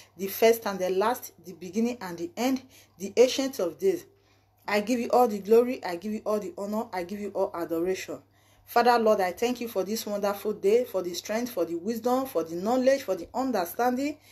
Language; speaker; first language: Nigerian Pidgin; native; Nigerian Pidgin